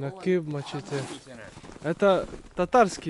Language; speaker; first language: Russian; non-native, learner; French